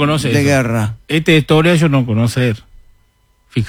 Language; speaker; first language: Spanish; non-native, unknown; Chinese